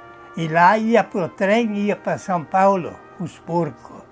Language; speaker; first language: Portuguese; non-native, fluent; German